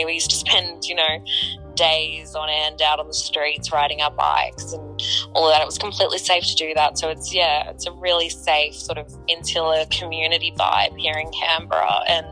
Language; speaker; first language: English; native; English